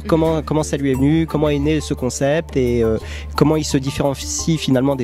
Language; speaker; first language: French; native; French